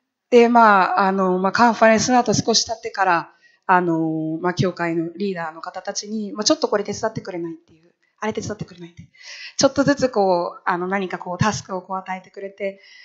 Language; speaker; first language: Japanese; native; Japanese